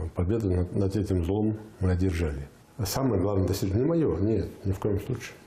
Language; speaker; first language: Russian; non-native, local second language; Ingush